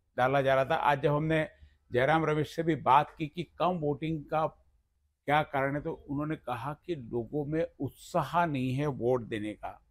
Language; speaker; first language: Hindi; non-native, local second language; Marathi